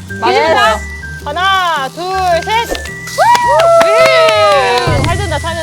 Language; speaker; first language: Korean; non-native, fluent; German